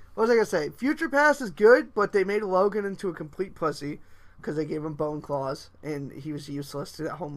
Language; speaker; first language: English; native; English